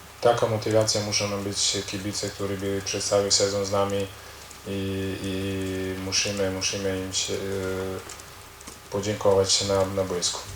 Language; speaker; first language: Polish; non-native, learner; Croatian